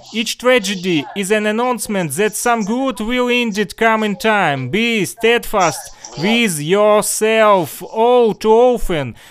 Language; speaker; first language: English; non-native, learner; Russian